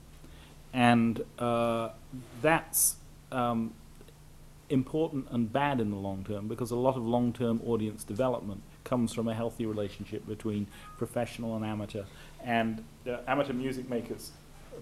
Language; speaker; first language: English; native; English